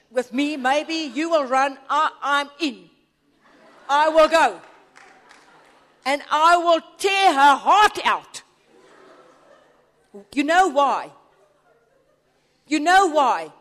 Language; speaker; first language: English; non-native, local second language; Afrikaans